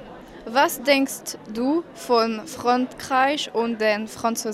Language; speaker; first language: German; non-native, learner; French